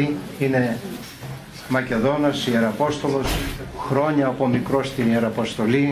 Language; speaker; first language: Greek; native; Greek